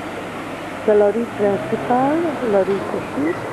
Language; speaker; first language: French; non-native, fluent; Hungarian